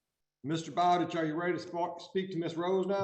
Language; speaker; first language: English; native; English